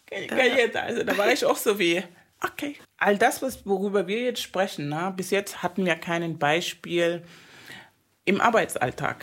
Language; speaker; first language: German; non-native, fluent; Spanish